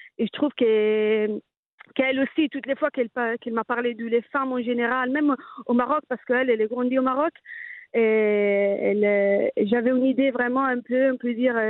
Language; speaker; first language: French; non-native, fluent; Italian